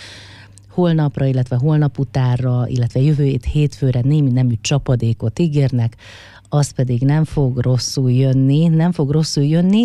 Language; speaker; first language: Hungarian; native; Hungarian